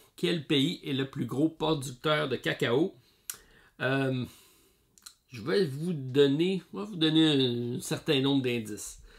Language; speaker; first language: French; native; French